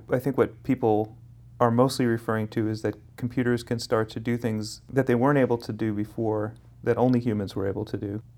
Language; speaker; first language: English; native; English